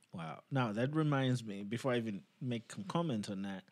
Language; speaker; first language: English; non-native, local second language; Nyanja